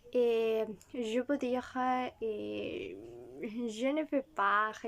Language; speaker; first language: French; non-native, learner; Spanish